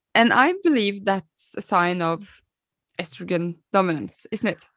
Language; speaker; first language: English; non-native, fluent; Norwegian